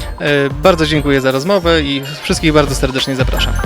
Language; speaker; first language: Polish; native; Polish